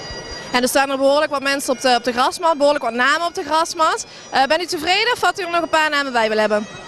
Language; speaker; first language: Dutch; native; Dutch